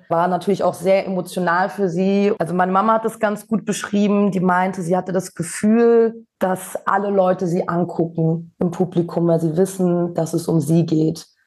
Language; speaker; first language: German; early bilingual, other home language; Bosnian